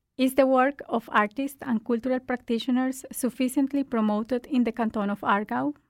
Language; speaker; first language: English; non-native, fluent; Spanish